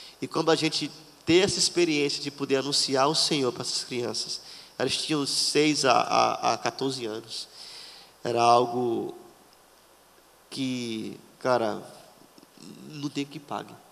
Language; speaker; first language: Portuguese; native; Portuguese